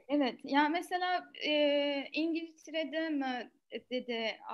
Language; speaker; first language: Turkish; non-native, fluent; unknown